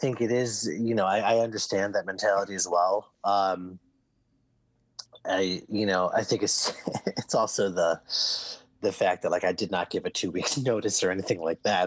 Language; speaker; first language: English; native; English